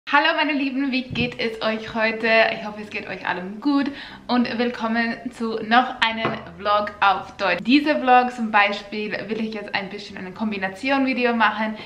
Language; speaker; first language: German; non-native, fluent; Finnish